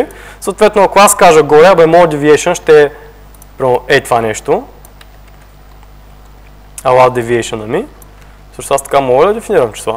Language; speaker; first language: Bulgarian; native; Bulgarian